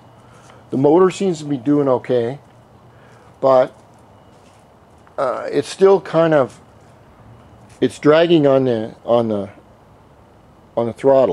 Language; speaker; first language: English; native; English